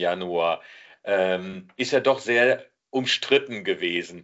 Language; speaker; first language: German; native; German